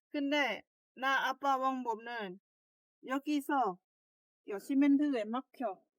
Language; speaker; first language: Korean; non-native, learner; Lao